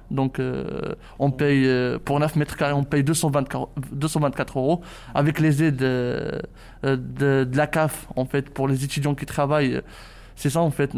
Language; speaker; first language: French; non-native, local second language; Arabic